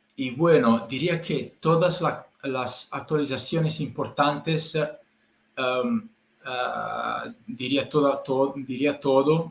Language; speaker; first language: Spanish; non-native, learner; Italian